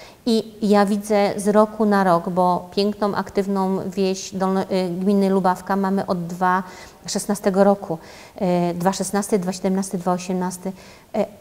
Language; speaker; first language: Polish; native; Polish